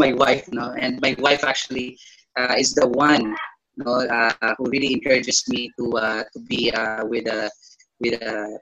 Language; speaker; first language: English; non-native, local second language; Hiligaynon